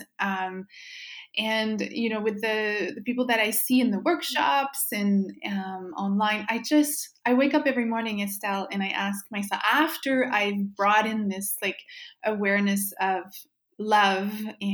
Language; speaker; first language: English; non-native, fluent; French